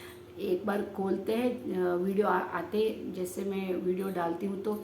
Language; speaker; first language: Hindi; non-native, local second language; Kannada